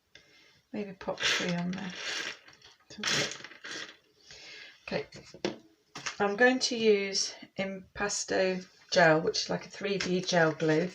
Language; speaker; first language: English; native; English